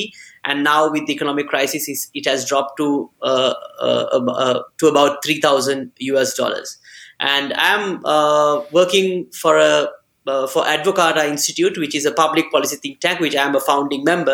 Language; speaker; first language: English; non-native, local second language; Sinhala